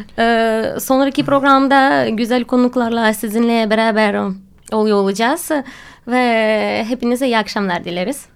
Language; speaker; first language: Turkish; non-native, fluent; Russian